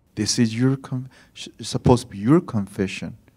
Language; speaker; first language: English; non-native, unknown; Korean